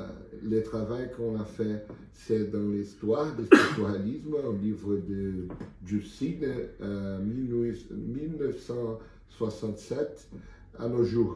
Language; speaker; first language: French; non-native, learner; Portuguese